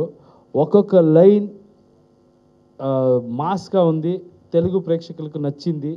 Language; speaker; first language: Telugu; non-native, learner; Kannada